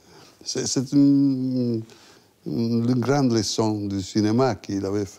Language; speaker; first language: French; non-native, fluent; Italian